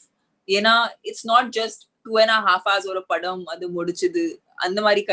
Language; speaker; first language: Tamil; non-native, local second language; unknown